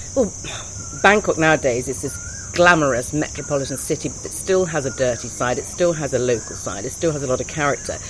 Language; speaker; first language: English; non-native, fluent; Thai